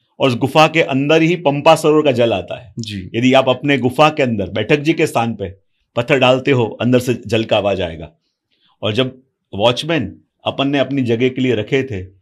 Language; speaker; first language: Hindi; non-native, local second language; Gujarati